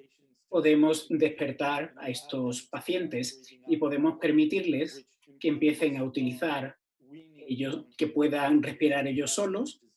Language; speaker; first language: Spanish; non-native, fluent; Turkish